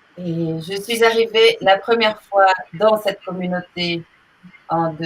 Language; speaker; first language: French; non-native, fluent; Portuguese